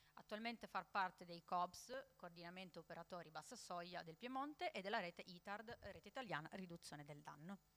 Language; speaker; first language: Italian; native; Italian